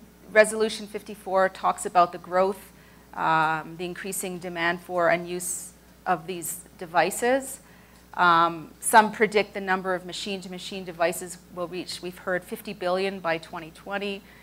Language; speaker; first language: English; native; English